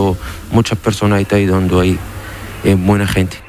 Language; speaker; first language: Spanish; non-native, learner; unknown